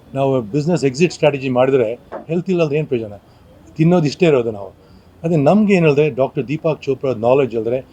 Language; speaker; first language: Kannada; non-native, local second language; Kodava